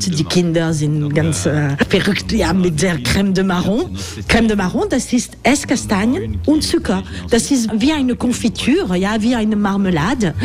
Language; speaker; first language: German; non-native, learner; French